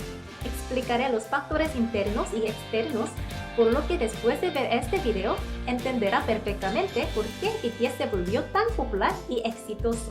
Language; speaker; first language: Spanish; non-native, fluent; Korean